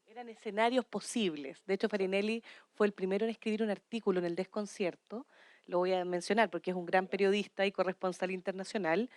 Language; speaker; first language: Spanish; native; Spanish